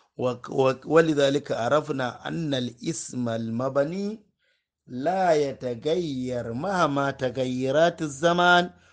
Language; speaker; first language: Arabic; non-native, fluent; Hausa